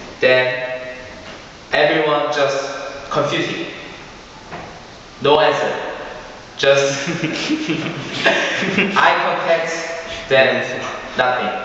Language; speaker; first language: English; non-native, learner; Korean